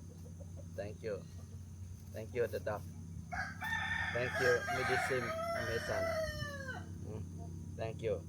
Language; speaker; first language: English; non-native, learner; Thai